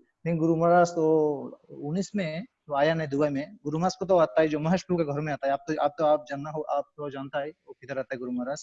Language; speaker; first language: Hindi; non-native, learner; Bangla